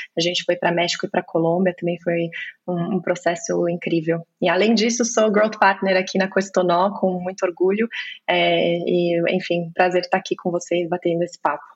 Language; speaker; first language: Portuguese; native; Portuguese